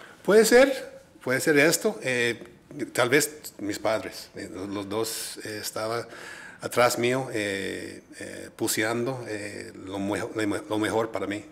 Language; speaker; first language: Spanish; non-native, fluent; English